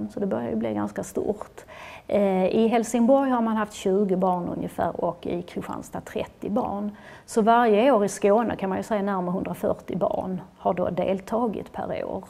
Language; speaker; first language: Swedish; native; Swedish